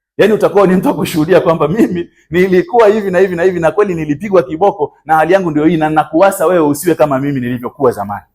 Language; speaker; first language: Swahili; native; Swahili